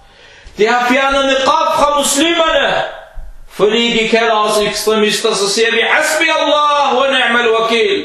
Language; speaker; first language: Danish; early bilingual, other home language; Arabic